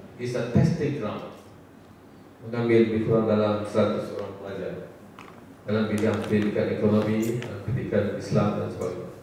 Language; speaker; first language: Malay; native; Malay